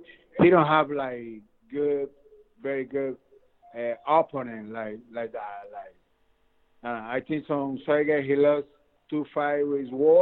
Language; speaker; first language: English; non-native, learner; Spanish